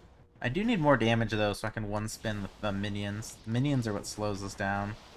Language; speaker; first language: English; native; English